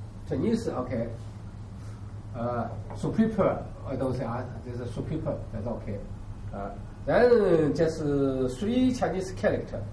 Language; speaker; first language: English; non-native, learner; Chinese